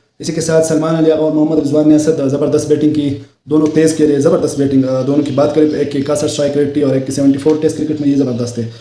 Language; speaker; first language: Urdu; native; Urdu